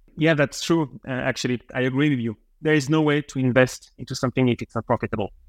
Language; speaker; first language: English; non-native, fluent; French